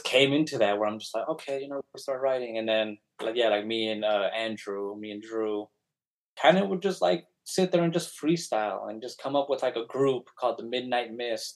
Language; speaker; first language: English; native; English